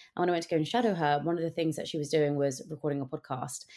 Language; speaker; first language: English; native; English